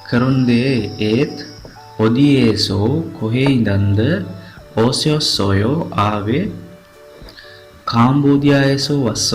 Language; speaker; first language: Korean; non-native, fluent; Sinhala